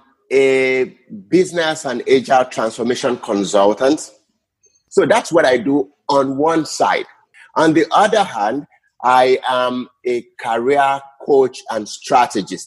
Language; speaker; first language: English; non-native, local second language; Yoruba